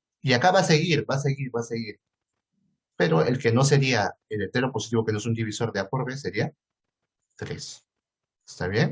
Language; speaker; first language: Spanish; native; Spanish